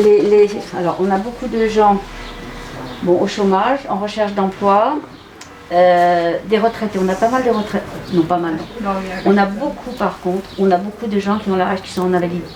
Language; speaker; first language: French; native; French